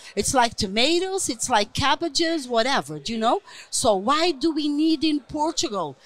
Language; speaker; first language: English; non-native, fluent; Portuguese